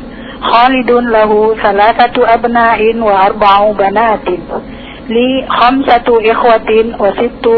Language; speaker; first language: Arabic; non-native, learner; Indonesian